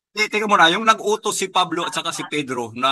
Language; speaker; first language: Filipino; native; Filipino